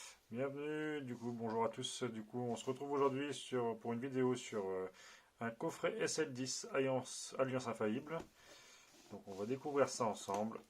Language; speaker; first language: French; native; French